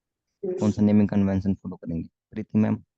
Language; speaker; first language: Hindi; native; Hindi